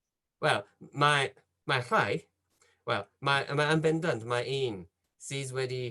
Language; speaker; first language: Welsh; non-native, fluent; Japanese